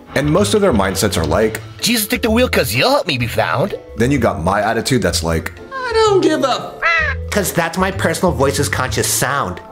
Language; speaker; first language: English; native; English